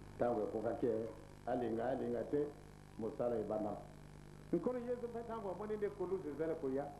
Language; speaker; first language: Lingala; non-native, local second language; Kongo